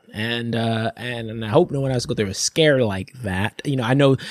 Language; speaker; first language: English; native; English